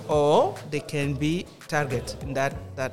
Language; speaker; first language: English; non-native, local second language; French